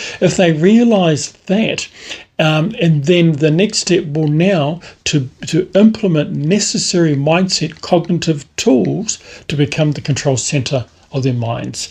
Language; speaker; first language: English; native; English